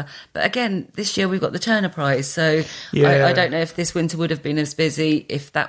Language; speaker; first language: English; native; English